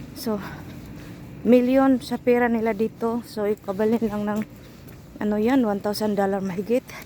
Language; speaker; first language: Filipino; non-native, local second language; Bikol